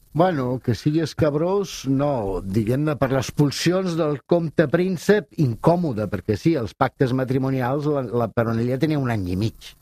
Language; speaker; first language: Catalan; non-native, fluent; Italian